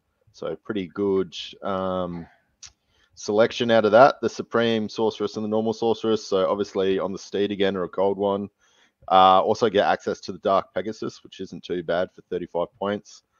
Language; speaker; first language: English; native; English